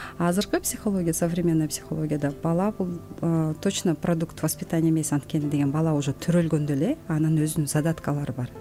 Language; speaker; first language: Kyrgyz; native; Kyrgyz